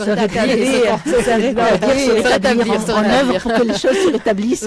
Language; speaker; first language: French; non-native, local second language; Arabic